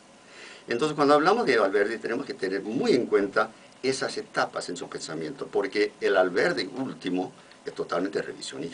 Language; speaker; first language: Spanish; non-native, fluent; English